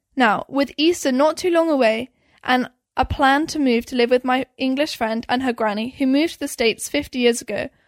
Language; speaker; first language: English; native; English